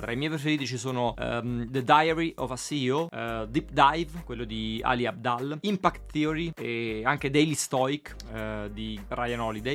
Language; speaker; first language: Italian; native; Italian